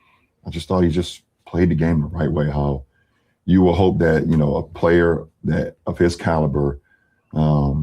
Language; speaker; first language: English; native; English